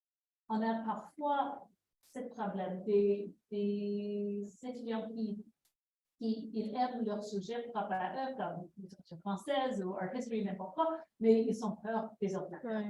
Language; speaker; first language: French; non-native, learner; English